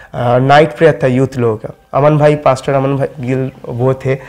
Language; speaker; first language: Hindi; non-native, local second language; Bangla